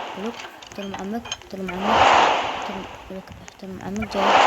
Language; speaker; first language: Arabic; native; Arabic